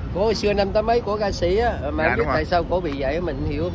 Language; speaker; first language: Vietnamese; native; Vietnamese